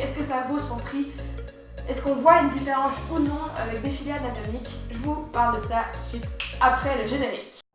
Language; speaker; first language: French; native; French